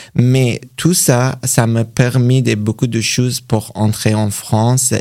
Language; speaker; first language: French; non-native, learner; Persian